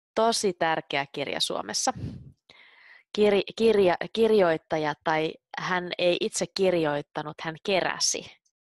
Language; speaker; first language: Finnish; native; Finnish